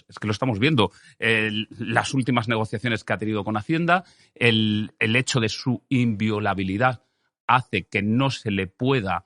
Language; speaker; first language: Spanish; native; Spanish